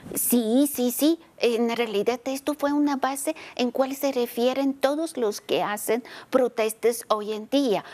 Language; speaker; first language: Spanish; non-native, fluent; Bulgarian